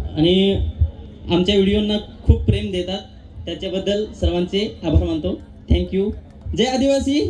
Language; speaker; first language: Marathi; native; Marathi